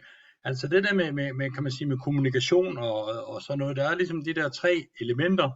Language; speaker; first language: Danish; native; Danish